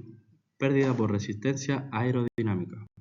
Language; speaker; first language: Spanish; native; Spanish